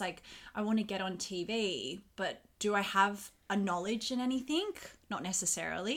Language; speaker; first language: English; native; English